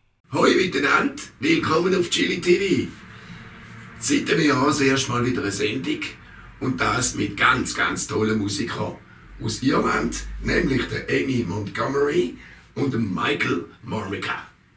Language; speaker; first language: German; native; German